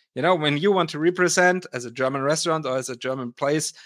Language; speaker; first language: English; non-native, fluent; German